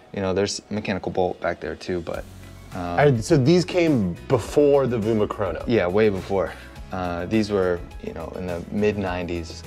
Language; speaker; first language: English; native; English